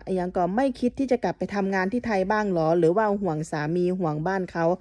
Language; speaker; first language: Thai; native; Thai